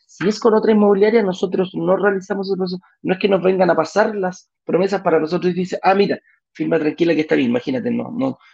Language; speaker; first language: Spanish; native; Spanish